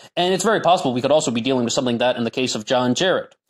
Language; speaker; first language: English; native; English